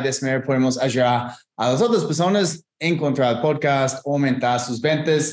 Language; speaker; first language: Spanish; non-native, fluent; English